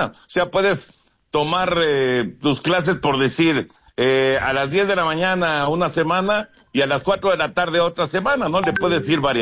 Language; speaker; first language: Spanish; native; Spanish